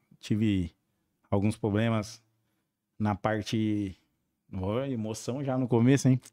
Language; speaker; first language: Portuguese; native; Portuguese